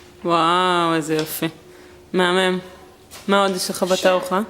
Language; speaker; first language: Hebrew; native; Hebrew